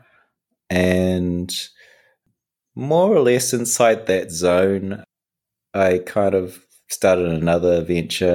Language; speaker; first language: English; native; English